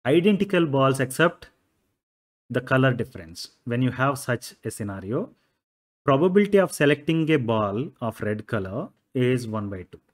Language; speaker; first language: English; non-native, local second language; Telugu